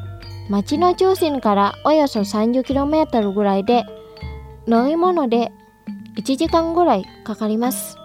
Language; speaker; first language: Japanese; non-native, fluent; Indonesian